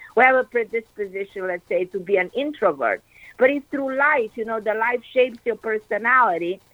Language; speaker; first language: English; non-native, fluent; Romanian